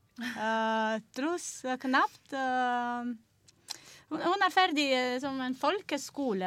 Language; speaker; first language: Norwegian; non-native, learner; Romanian